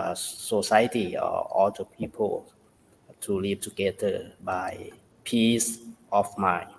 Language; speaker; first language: English; non-native, learner; Thai